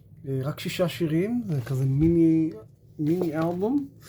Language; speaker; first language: Hebrew; native; Hebrew